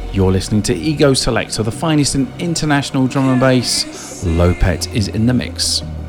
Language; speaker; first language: English; native; English